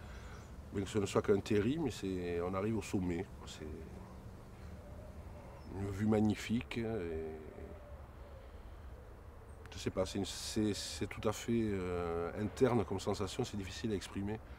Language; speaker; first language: French; early bilingual, other home language; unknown